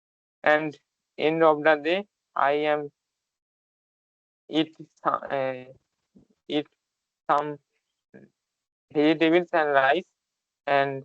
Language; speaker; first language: English; non-native, learner; Bangla